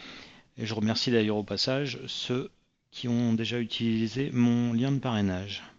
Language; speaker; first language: French; native; French